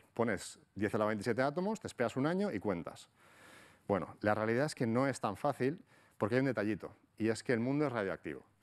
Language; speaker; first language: Spanish; native; Spanish